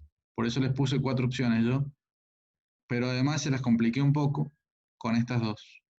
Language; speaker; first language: Spanish; native; Spanish